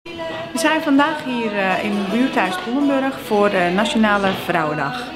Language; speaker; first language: Dutch; non-native, local second language; Turkish